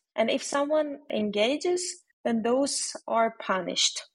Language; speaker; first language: English; non-native, fluent; Ukrainian